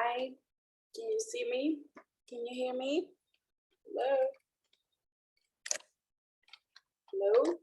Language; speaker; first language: English; non-native, fluent; Spanish